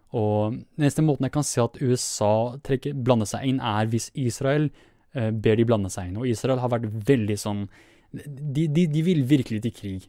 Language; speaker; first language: Norwegian; early bilingual, other home language; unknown